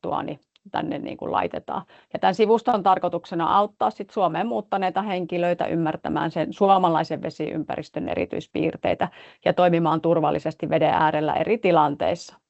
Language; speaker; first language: Finnish; native; Finnish